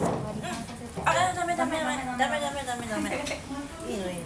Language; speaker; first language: Japanese; native; Japanese